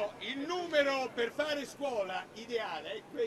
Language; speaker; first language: Italian; native; Italian